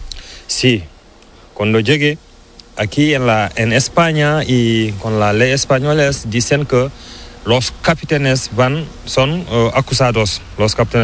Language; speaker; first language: Spanish; non-native, learner; Fula